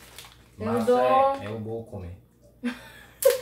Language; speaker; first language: Portuguese; non-native, learner; Korean